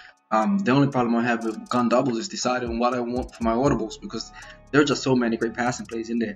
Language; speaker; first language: English; native; English